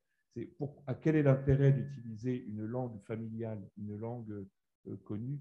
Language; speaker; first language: French; native; French